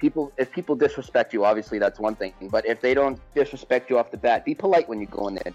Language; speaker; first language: English; native; English